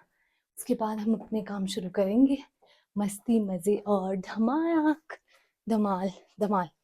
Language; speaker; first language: Hindi; native; Hindi